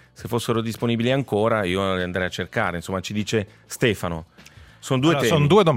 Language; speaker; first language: Italian; native; Italian